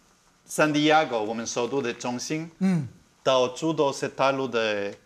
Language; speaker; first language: Chinese; non-native, fluent; Spanish